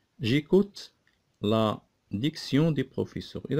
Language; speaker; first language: French; non-native, local second language; Arabic